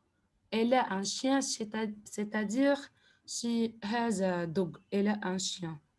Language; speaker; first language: French; non-native, fluent; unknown